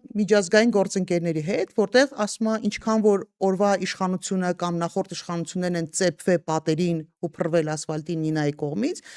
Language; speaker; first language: Armenian; native; Armenian